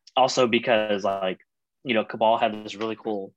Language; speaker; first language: English; native; English